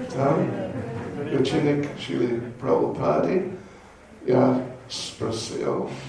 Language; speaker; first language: Russian; non-native, learner; English